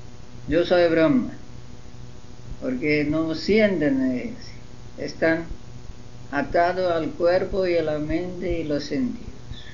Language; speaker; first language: Spanish; non-native, fluent; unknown